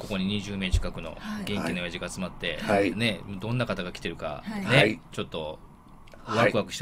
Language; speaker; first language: Japanese; native; Japanese